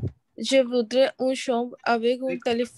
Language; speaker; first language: French; non-native, learner; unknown